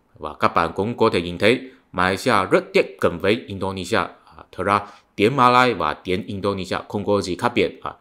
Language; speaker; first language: Vietnamese; non-native, fluent; Malay